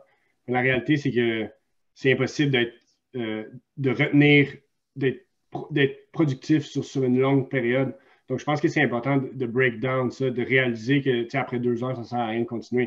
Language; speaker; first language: French; native; French